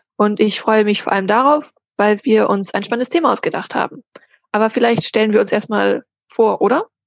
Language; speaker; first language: German; native; German